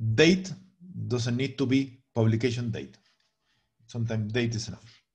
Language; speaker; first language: English; non-native, fluent; Spanish